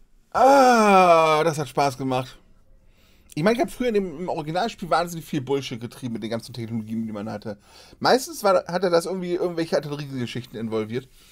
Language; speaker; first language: German; native; German